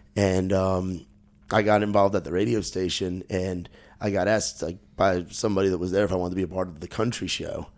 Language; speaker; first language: English; native; English